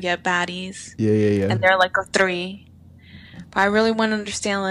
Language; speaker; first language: English; native; English